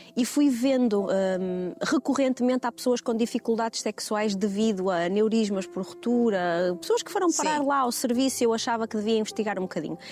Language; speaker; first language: Portuguese; native; Portuguese